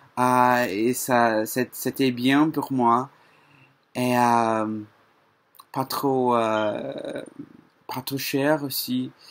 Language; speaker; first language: French; non-native, learner; English